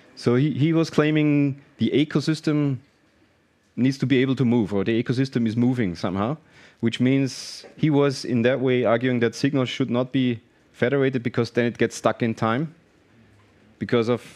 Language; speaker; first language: English; non-native, fluent; German